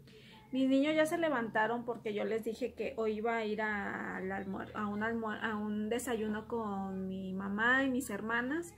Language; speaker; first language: Spanish; early bilingual, heritage; Spanish